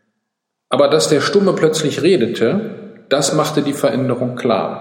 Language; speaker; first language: German; native; German